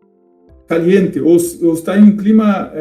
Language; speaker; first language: Spanish; non-native, fluent; Portuguese